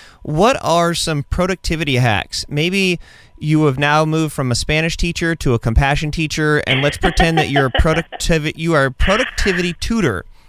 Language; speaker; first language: English; native; English